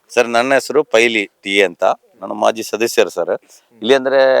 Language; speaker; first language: Kannada; native; Kannada